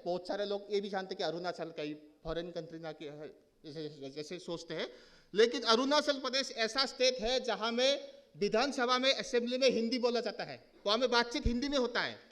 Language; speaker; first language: Hindi; non-native, local second language; Assamese